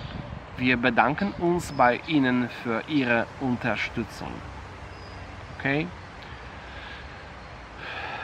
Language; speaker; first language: German; non-native, fluent; Polish